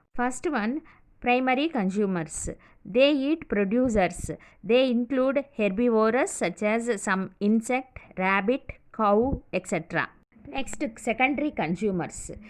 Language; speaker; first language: English; non-native, local second language; Telugu